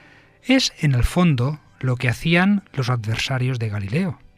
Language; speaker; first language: Spanish; native; Spanish